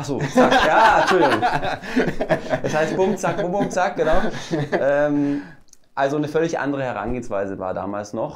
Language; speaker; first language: German; native; German